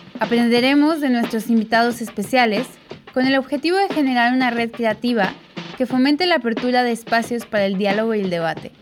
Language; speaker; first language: Spanish; native; Spanish